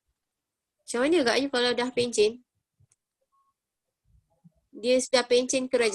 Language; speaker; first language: Malay; native; Malay